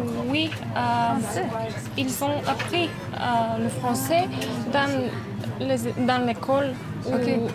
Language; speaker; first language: French; non-native, fluent; Bulgarian